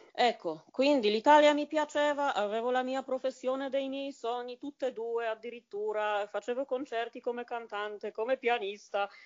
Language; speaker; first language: Italian; non-native, fluent; Polish